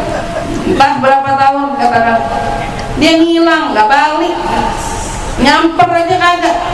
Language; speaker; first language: Indonesian; native; Indonesian